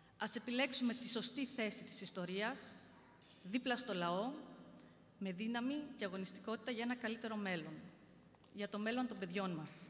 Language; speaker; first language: Greek; early bilingual, heritage; Greek